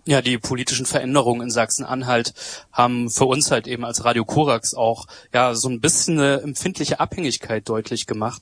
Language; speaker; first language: German; native; German